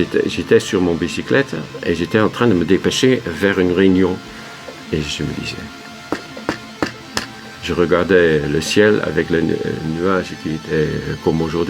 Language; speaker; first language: French; non-native, fluent; Dutch